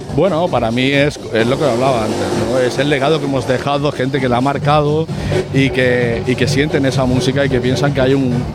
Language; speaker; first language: Spanish; native; Spanish